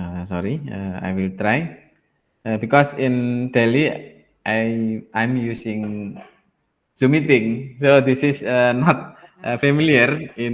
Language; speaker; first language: English; non-native, learner; Indonesian